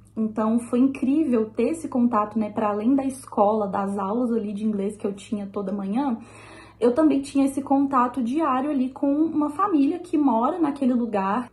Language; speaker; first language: Portuguese; native; Portuguese